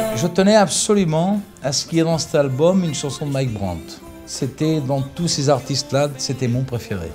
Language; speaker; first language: French; early bilingual, other home language; Portuguese